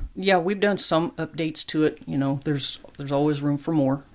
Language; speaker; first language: English; native; English